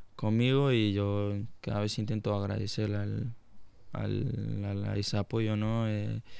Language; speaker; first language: Spanish; non-native, fluent; French